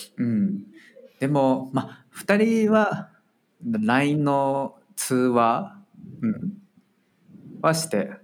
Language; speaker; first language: Japanese; non-native, fluent; Chinese